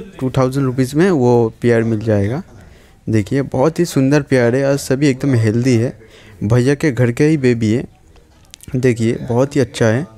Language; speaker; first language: Hindi; non-native, local second language; Bangla